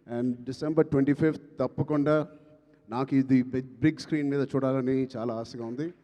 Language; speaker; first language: Telugu; native; Telugu